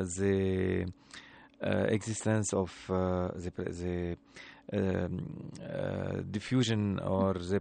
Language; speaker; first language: English; non-native, learner; Arabic